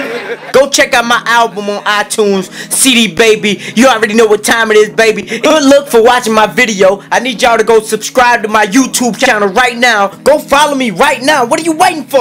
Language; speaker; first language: English; native; English